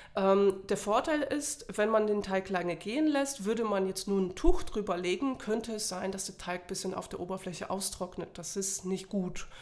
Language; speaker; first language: German; non-native, fluent; Polish